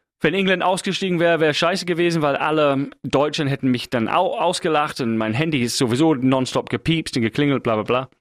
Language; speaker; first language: German; non-native, fluent; English